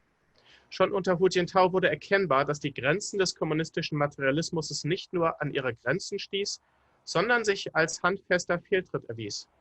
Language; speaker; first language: German; native; German